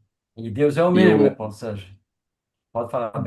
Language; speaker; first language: Portuguese; native; Portuguese